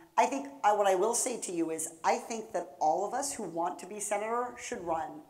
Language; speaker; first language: English; native; English